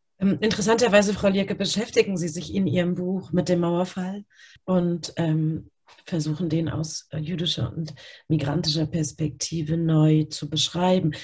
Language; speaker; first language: German; native; German